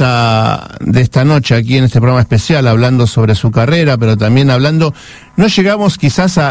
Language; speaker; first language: Spanish; native; Spanish